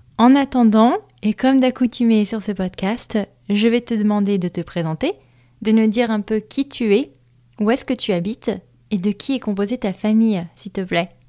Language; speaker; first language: French; native; French